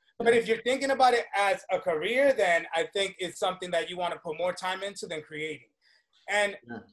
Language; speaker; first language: English; early bilingual, other home language; Spanish